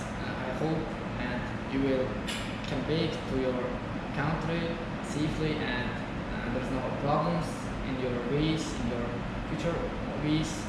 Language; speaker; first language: English; non-native, learner; Uzbek